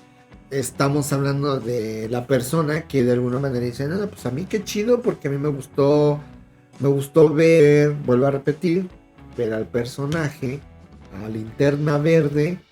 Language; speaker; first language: Spanish; native; Spanish